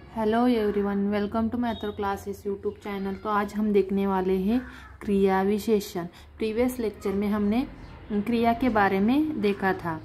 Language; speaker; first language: Hindi; non-native, local second language; Marathi